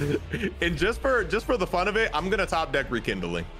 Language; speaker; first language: English; native; English